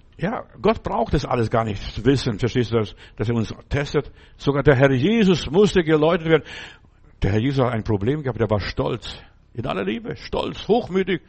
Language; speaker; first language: German; non-native, fluent; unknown